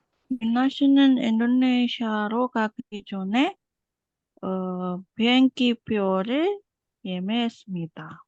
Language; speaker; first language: Korean; non-native, learner; Indonesian